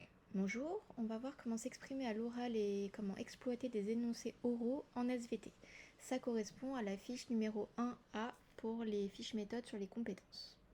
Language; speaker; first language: French; native; French